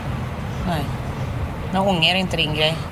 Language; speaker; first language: Swedish; native; Swedish